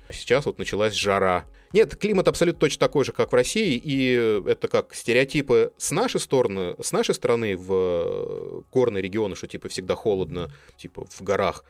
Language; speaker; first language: Russian; native; Russian